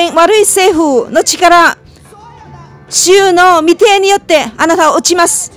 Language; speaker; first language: Japanese; non-native, fluent; Chinese